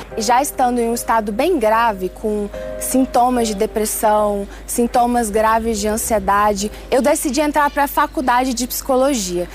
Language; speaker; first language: Portuguese; early bilingual, other home language; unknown